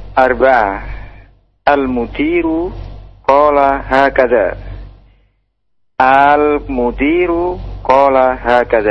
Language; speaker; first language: Arabic; non-native, learner; Indonesian